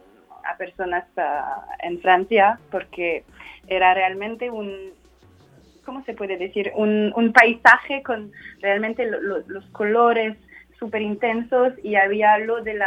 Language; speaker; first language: Spanish; non-native, fluent; French